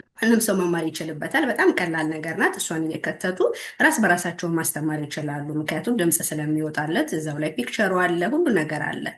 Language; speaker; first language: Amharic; native; Amharic